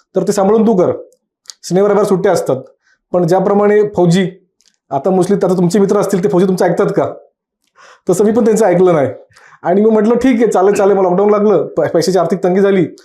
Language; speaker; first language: Marathi; native; Marathi